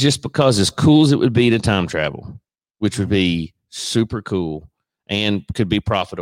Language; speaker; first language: English; native; English